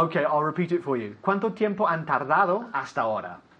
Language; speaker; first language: Spanish; non-native, fluent; English